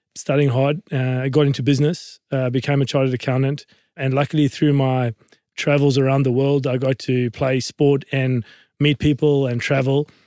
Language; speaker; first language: English; native; English